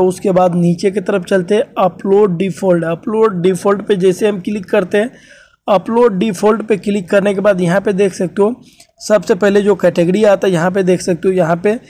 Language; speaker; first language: Hindi; native; Hindi